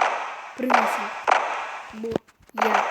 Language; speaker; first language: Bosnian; early bilingual, heritage; Bosnian